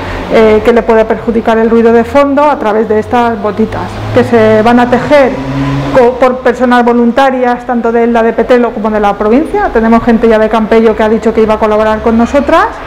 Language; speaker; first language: Spanish; native; Spanish